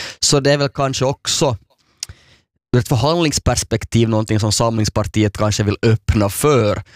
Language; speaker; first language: Swedish; native; Swedish